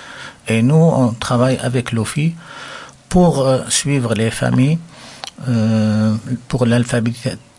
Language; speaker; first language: French; non-native, local second language; Arabic